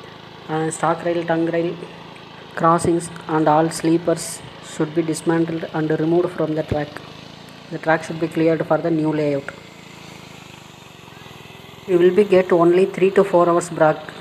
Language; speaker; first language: English; non-native, local second language; Tamil